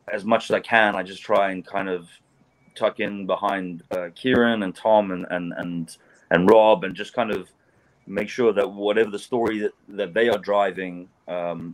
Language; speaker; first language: English; native; English